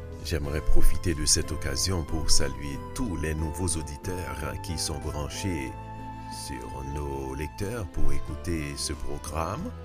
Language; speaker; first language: French; native; French